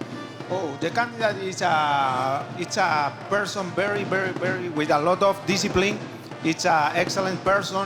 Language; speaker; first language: English; non-native, learner; Spanish